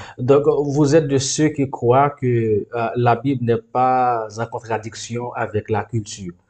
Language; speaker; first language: French; non-native, local second language; Haitian Creole